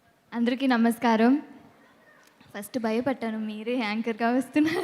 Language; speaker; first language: Telugu; non-native, learner; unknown